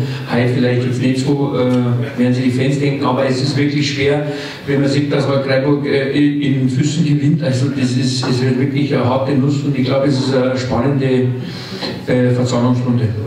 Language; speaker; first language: German; native; German